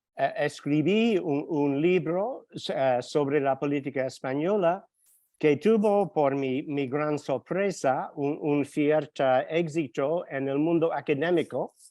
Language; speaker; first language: Spanish; non-native, fluent; English